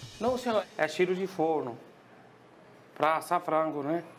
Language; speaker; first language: Portuguese; non-native, learner; Punjabi